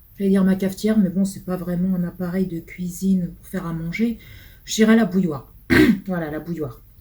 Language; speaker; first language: French; early bilingual, other home language; Portuguese